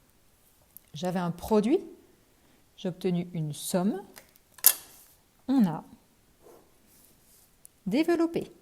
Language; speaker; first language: French; native; French